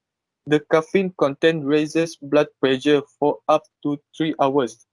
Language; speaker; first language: English; non-native, learner; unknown